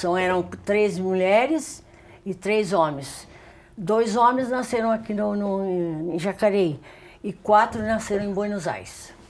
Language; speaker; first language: Portuguese; early bilingual, other home language; Spanish